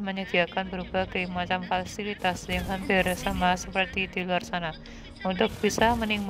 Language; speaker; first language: Indonesian; native; Indonesian